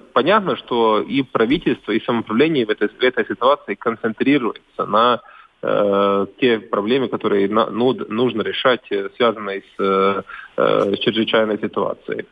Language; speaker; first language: Russian; non-native, local second language; Latvian